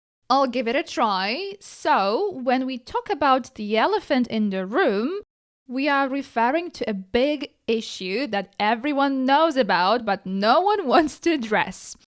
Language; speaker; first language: English; non-native, fluent; Polish